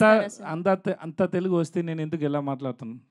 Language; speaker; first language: Telugu; non-native, learner; Tamil